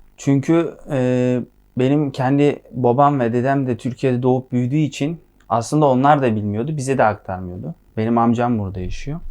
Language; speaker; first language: Turkish; native; Turkish